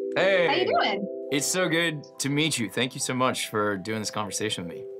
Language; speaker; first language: English; native; English